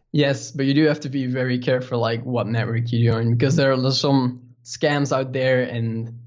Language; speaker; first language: English; non-native, fluent; Dutch